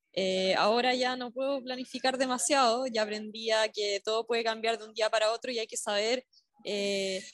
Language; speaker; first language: Spanish; native; Spanish